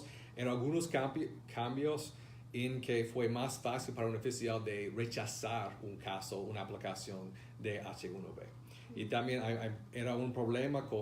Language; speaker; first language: Spanish; non-native, fluent; English